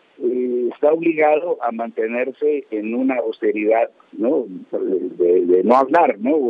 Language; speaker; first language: Spanish; native; Spanish